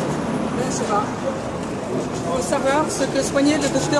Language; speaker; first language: French; native; French